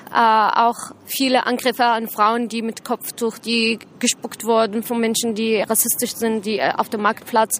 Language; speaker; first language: German; non-native, learner; Arabic